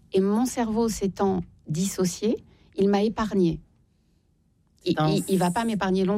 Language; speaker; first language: French; native; French